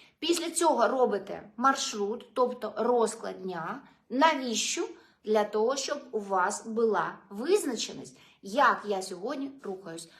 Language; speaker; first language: Ukrainian; non-native, local second language; Russian